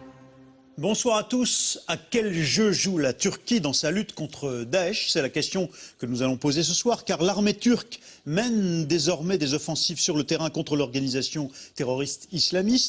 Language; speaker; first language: French; native; French